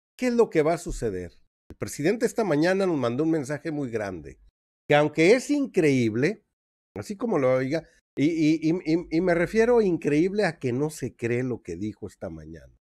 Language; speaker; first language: Spanish; native; Spanish